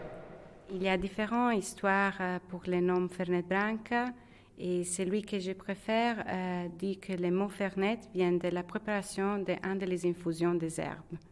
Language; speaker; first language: French; non-native, fluent; Italian